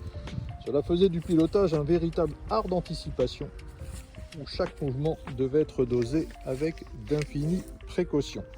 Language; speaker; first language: French; native; French